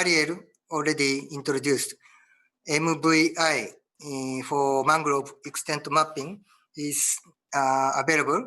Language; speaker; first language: English; non-native, learner; Japanese